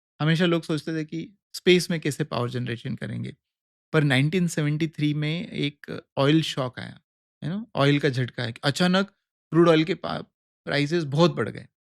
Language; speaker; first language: Hindi; native; Hindi